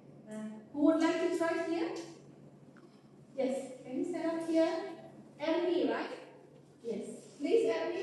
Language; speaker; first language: English; non-native, fluent; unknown